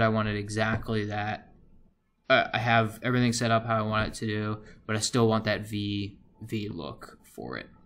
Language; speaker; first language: English; native; English